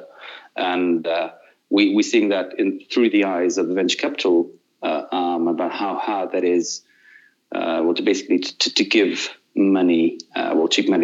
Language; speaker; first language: English; non-native, fluent; Russian